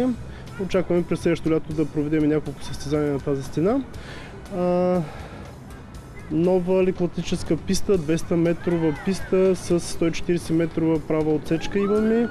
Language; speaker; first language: Bulgarian; native; Bulgarian